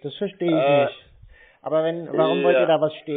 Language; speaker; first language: German; native; German